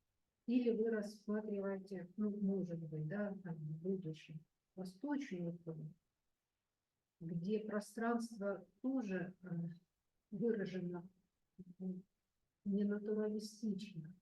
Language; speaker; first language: Russian; native; Russian